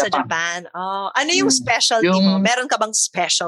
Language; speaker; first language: Filipino; native; Filipino